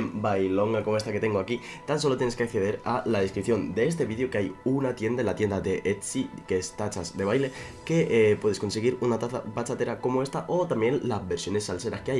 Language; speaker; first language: Spanish; native; Spanish